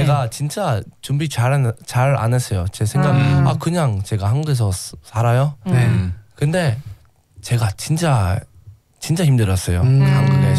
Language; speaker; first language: Korean; non-native, learner; English